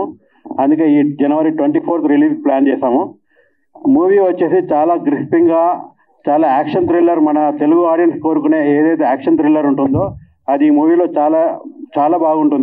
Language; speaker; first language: Telugu; native; Telugu